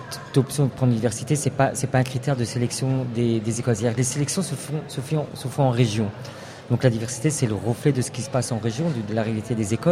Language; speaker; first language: French; native; French